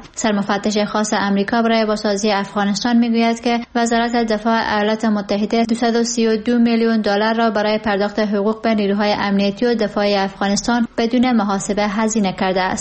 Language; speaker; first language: Persian; native; Persian